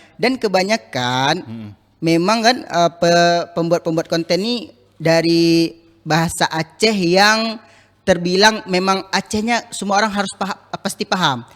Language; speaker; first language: Indonesian; non-native, local second language; Minangkabau